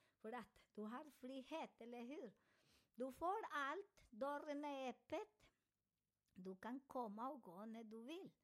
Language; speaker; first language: Swedish; non-native, learner; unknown